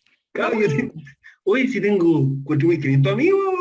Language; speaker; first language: Spanish; native; Spanish